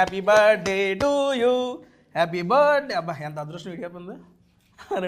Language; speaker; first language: Telugu; native; Telugu